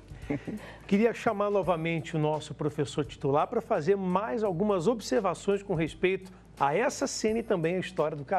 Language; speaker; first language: Portuguese; native; Portuguese